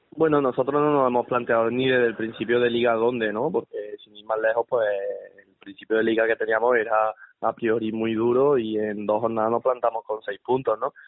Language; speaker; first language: Spanish; native; Spanish